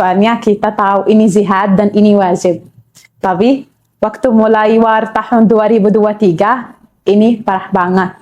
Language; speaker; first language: Indonesian; non-native, learner; Arabic